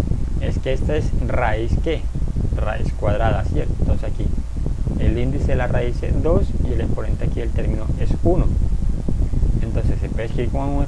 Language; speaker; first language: Spanish; native; Spanish